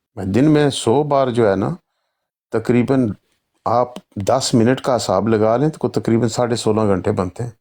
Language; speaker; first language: Urdu; non-native, local second language; Punjabi